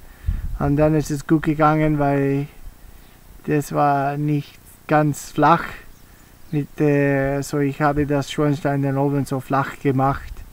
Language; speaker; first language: German; early bilingual, heritage; English